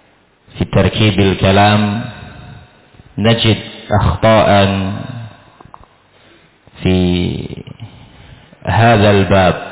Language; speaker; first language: Arabic; non-native, fluent; Indonesian